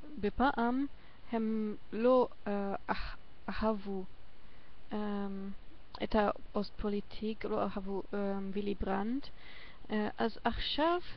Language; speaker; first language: Hebrew; non-native, learner; German